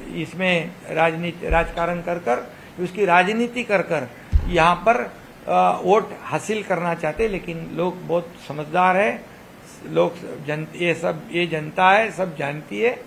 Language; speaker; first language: Hindi; non-native, local second language; Marathi